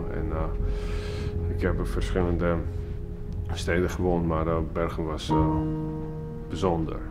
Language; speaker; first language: Dutch; non-native, fluent; Georgian